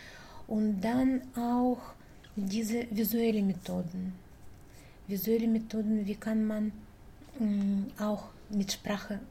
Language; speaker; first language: German; non-native, fluent; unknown